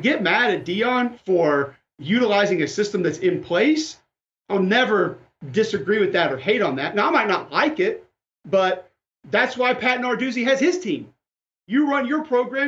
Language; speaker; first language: English; native; English